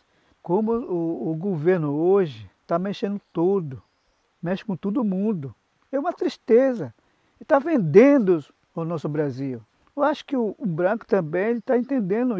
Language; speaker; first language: Portuguese; non-native, local second language; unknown